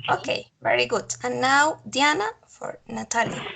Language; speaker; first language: English; non-native, learner; Spanish